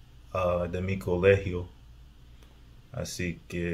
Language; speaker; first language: Spanish; non-native, learner; English